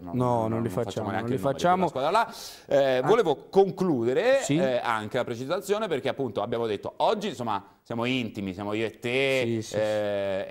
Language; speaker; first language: Italian; native; Italian